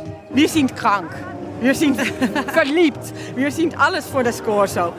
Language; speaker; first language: German; non-native, learner; Dutch